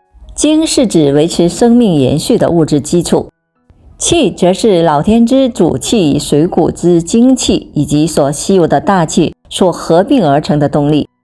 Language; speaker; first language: Chinese; native; Chinese